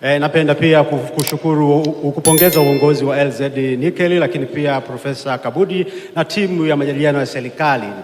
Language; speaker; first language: Swahili; native; Swahili